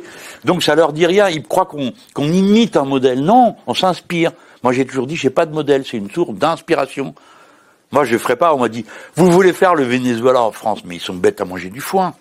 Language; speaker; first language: French; native; French